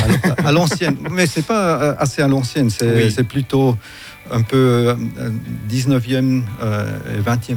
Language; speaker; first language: French; non-native, fluent; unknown